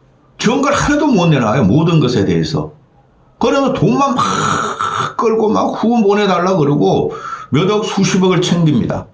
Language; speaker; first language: Korean; native; Korean